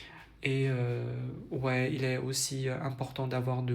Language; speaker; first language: French; non-native, fluent; Vietnamese